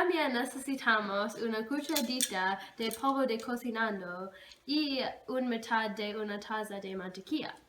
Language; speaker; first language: Spanish; non-native, learner; English